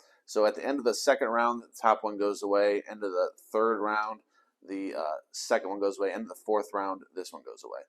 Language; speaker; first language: English; native; English